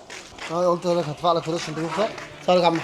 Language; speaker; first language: Arabic; native; Arabic